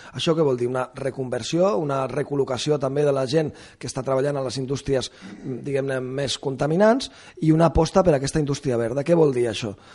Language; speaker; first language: Catalan; non-native, local second language; Spanish